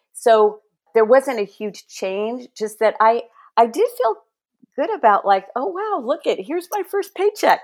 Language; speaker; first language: English; early bilingual, other home language; Spanish